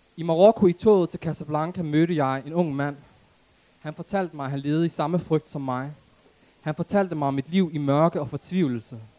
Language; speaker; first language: Danish; early bilingual, other home language; Arabic